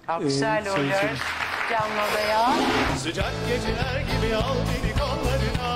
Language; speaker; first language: Turkish; native; Turkish